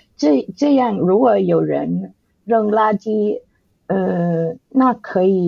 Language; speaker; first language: Chinese; non-native, fluent; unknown